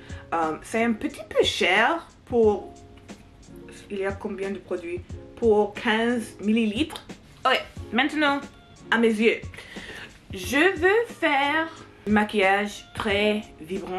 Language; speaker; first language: French; non-native, learner; English